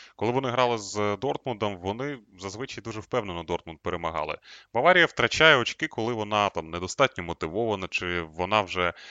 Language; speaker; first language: Ukrainian; native; Ukrainian